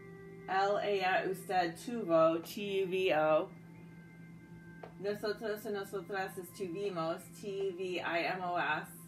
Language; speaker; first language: Spanish; non-native, fluent; English